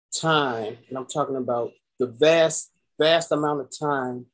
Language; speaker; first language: English; native; English